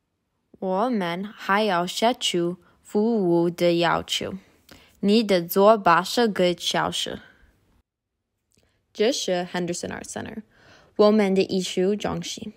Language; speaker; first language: Chinese; non-native, learner; English